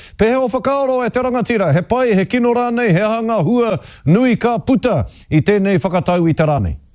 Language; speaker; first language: Māori; native; Māori